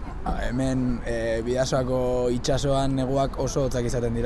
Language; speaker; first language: Basque; native; Basque